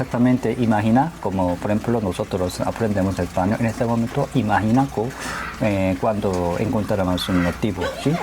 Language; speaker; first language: Spanish; non-native, learner; Korean